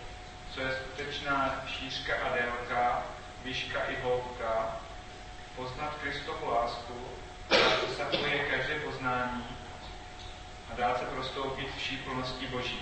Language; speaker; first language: Czech; non-native, fluent; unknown